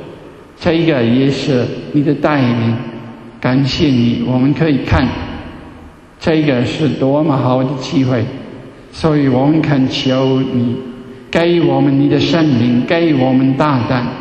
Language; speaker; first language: Chinese; non-native, fluent; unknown